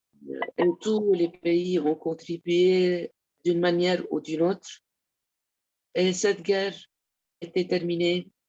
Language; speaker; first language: French; non-native, local second language; Arabic